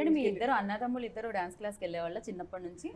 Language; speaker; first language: Telugu; native; Telugu